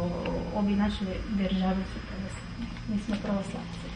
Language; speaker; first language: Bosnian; non-native, fluent; Russian